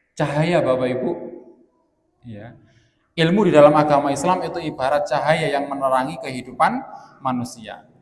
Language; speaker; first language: Indonesian; non-native, local second language; Javanese